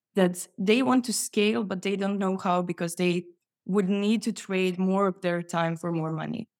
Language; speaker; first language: English; non-native, fluent; Croatian